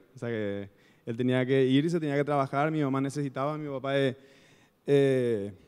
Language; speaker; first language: Spanish; native; Spanish